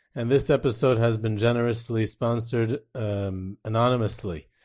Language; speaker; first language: English; native; English